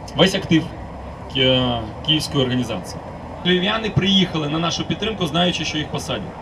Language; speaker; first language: Ukrainian; non-native, local second language; Russian